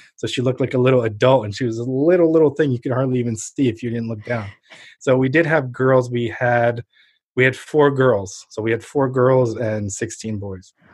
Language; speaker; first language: English; early bilingual, other home language; Ukrainian